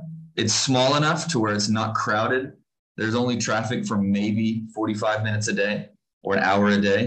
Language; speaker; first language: English; native; English